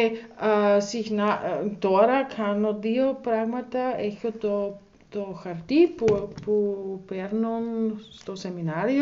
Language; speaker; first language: Greek; non-native, learner; German